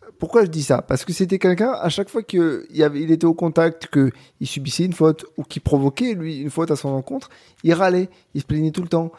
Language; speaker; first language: French; native; French